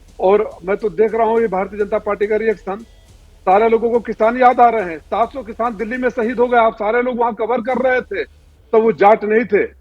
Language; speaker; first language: Hindi; native; Hindi